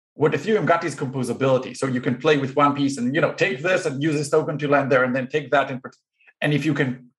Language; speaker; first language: English; non-native, fluent; Hebrew